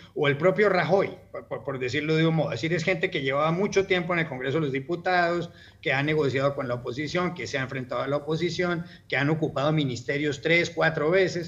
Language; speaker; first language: Spanish; native; Spanish